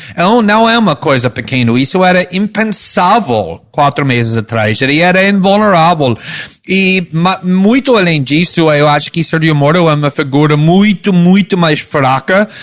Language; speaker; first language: Portuguese; non-native, fluent; English